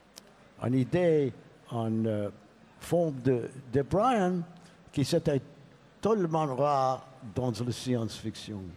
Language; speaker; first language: French; non-native, learner; English